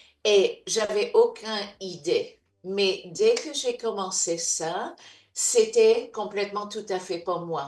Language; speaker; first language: French; non-native, fluent; English